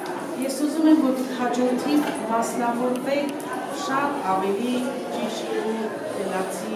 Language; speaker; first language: Armenian; native; Armenian